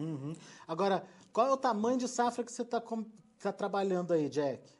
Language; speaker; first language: Portuguese; native; Portuguese